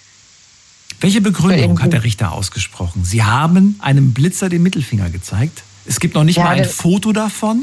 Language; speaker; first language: German; native; German